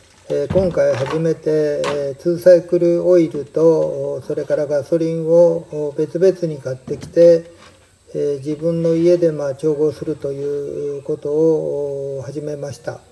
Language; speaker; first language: Japanese; native; Japanese